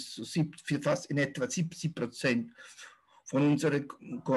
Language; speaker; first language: German; non-native, fluent; Italian